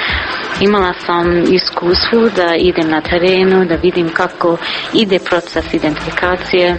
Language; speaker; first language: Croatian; non-native, learner; English